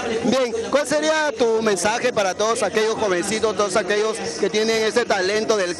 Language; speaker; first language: Spanish; native; Spanish